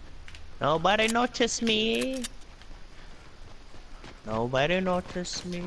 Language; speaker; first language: English; native; English